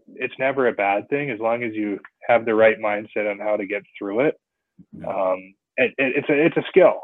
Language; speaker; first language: English; native; English